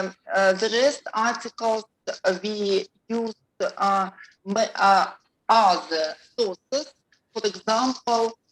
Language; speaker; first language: English; non-native, learner; Russian